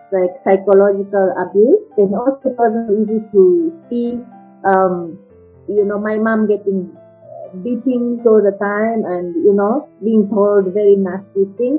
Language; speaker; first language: English; non-native, fluent; Japanese